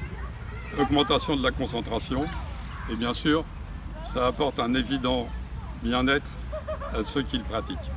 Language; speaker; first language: French; native; French